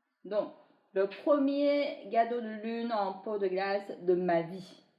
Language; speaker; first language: French; non-native, fluent; Chinese